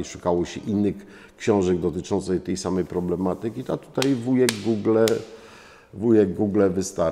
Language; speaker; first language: Polish; native; Polish